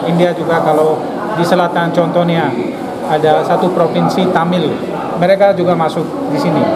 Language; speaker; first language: Indonesian; non-native, fluent; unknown